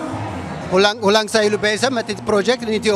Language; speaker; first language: Dutch; native; Dutch